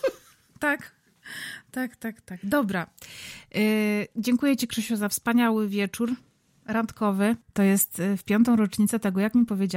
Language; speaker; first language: Polish; native; Polish